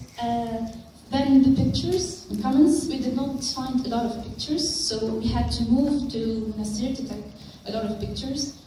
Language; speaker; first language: English; non-native, local second language; Arabic